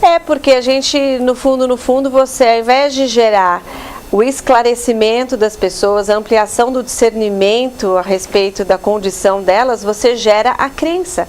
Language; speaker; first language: Portuguese; native; Portuguese